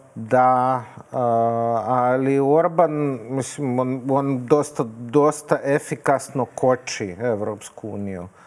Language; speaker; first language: Serbian; non-native, fluent; Russian